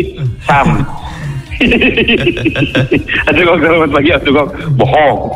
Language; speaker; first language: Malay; non-native, local second language; Sundanese